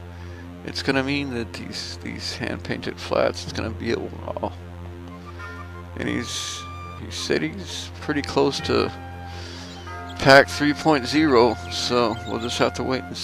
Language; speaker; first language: English; native; English